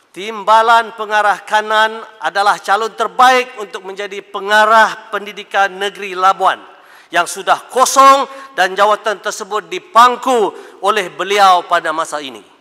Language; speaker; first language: Malay; native; Malay